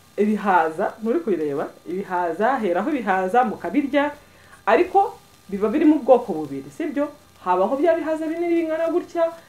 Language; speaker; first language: Kinyarwanda; early bilingual, heritage; Kinyarwanda